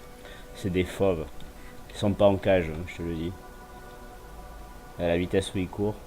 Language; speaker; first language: French; native; French